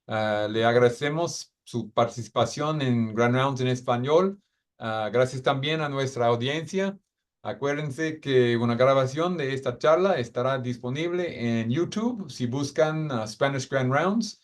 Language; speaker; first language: Spanish; non-native, fluent; English